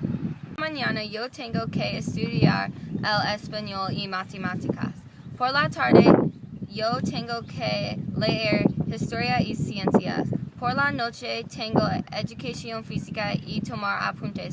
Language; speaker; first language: Spanish; non-native, learner; English